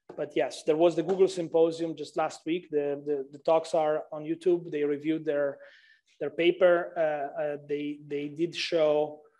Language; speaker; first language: English; non-native, fluent; Italian